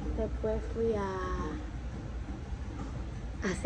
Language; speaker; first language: Spanish; early bilingual, heritage; Spanish